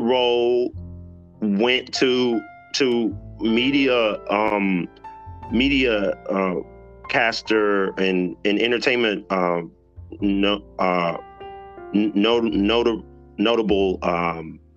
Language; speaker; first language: English; native; English